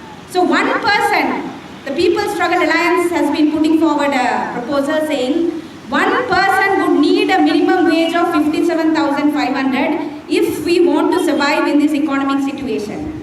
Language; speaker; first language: English; non-native, local second language; Tamil